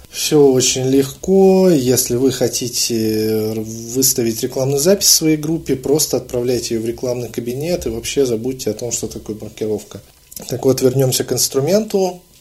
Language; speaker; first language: Russian; native; Russian